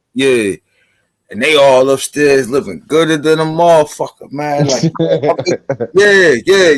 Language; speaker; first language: English; native; English